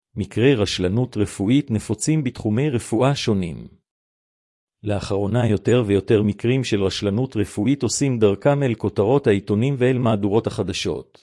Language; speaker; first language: Hebrew; native; Hebrew